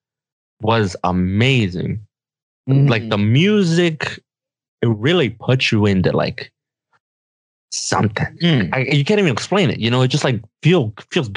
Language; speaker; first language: English; non-native, fluent; Spanish